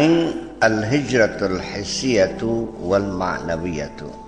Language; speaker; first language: Arabic; non-native, fluent; Javanese